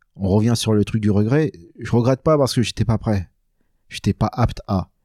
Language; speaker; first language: French; native; French